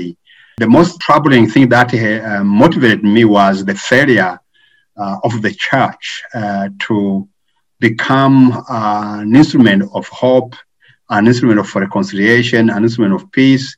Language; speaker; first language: English; non-native, local second language; Kinyarwanda